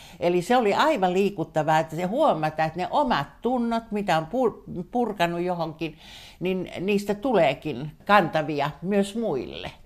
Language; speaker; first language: Finnish; native; Finnish